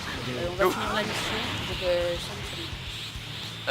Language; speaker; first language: French; native; French